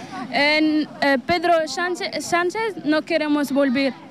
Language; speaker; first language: Spanish; non-native, learner; Arabic